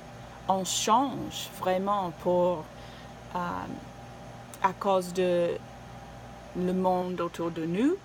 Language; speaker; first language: French; non-native, learner; English